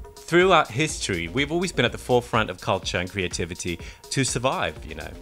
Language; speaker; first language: English; non-native, fluent; Swedish